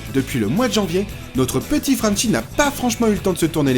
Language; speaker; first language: French; native; French